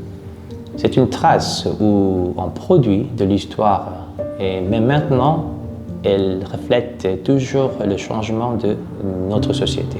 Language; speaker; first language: French; non-native, fluent; Korean